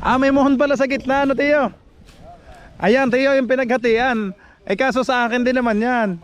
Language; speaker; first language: Filipino; native; Filipino